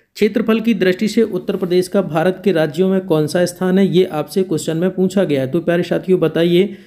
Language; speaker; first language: Hindi; native; Hindi